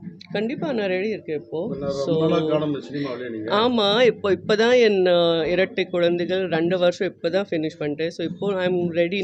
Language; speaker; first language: Tamil; non-native, fluent; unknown